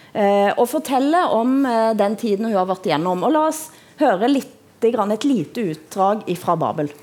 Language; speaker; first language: Norwegian; native; Norwegian